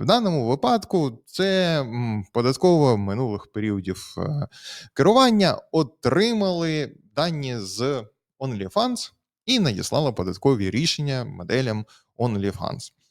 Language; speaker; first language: Ukrainian; native; Ukrainian